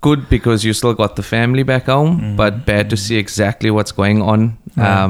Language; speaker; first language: English; native; English